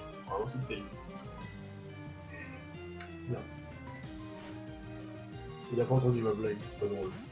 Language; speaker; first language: French; native; French